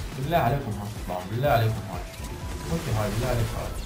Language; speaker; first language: Arabic; native; Arabic